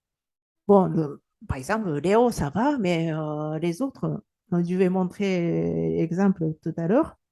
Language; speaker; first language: French; non-native, fluent; Japanese